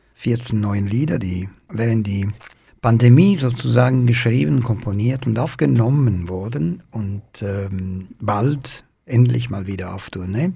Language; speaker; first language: German; non-native, fluent; Italian